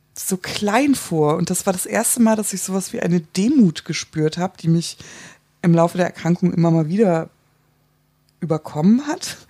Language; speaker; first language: German; native; German